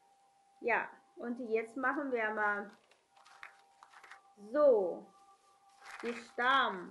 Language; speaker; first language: German; non-native, learner; Chinese